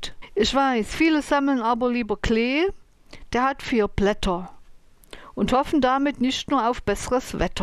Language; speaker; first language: German; native; German